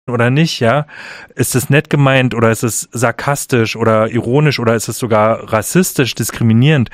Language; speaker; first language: German; native; German